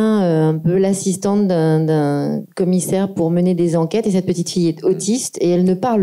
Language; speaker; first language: French; native; French